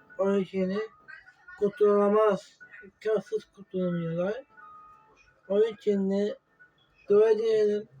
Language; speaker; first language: Turkish; non-native, learner; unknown